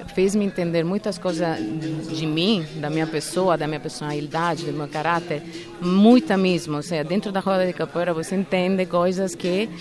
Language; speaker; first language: Portuguese; non-native, fluent; Italian